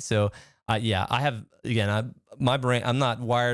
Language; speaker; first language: English; native; English